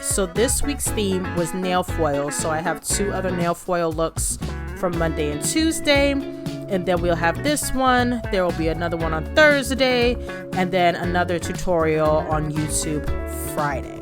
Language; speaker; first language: English; native; English